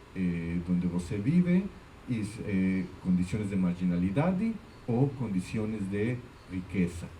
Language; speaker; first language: Portuguese; non-native, fluent; Spanish